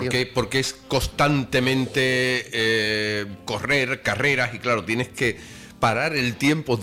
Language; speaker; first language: Spanish; native; Spanish